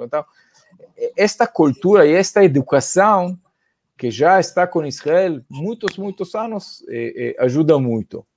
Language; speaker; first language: Portuguese; non-native, fluent; Hebrew